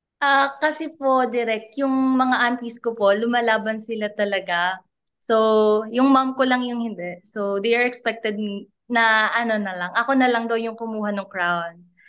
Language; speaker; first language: Filipino; native; Filipino